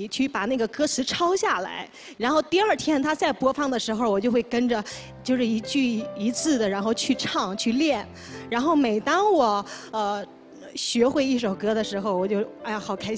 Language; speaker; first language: Chinese; native; Chinese